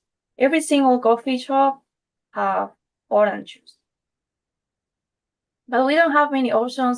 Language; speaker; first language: English; non-native, fluent; Spanish